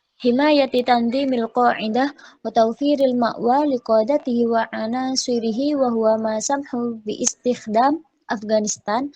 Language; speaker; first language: Arabic; non-native, learner; Indonesian